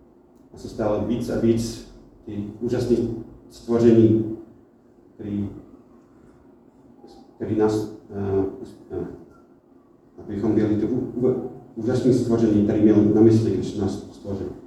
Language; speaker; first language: Czech; non-native, fluent; English